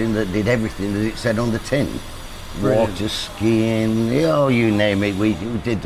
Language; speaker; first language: English; native; English